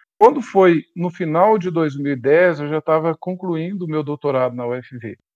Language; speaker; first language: Portuguese; native; Portuguese